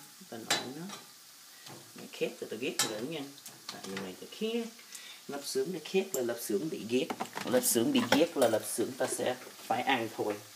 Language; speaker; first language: Vietnamese; early bilingual, heritage; Vietnamese